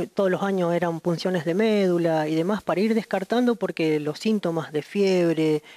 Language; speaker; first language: Spanish; native; Spanish